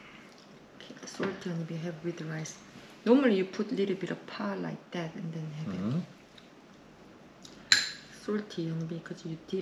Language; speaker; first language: English; non-native, learner; Korean